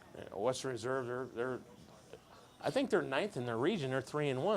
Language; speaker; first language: English; native; English